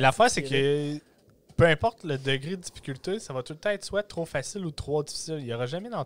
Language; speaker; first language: French; native; French